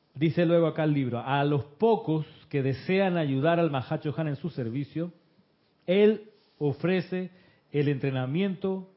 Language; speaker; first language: Spanish; early bilingual, other home language; Russian